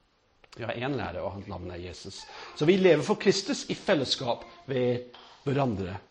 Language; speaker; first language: Norwegian; non-native, fluent; English